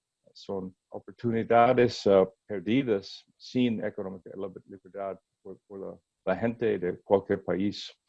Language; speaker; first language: Spanish; non-native, learner; English